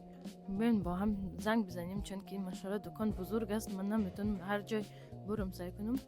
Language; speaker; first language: Persian; early bilingual, heritage; Persian